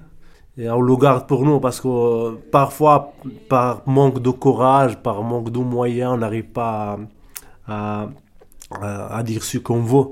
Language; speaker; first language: French; non-native, learner; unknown